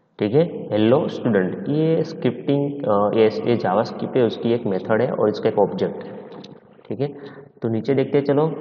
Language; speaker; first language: Hindi; non-native, local second language; Gujarati